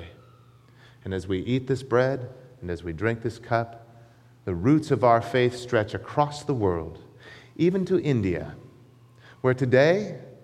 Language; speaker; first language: English; native; English